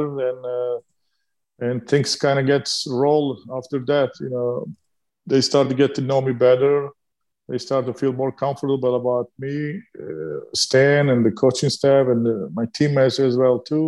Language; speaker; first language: English; non-native, fluent; Turkish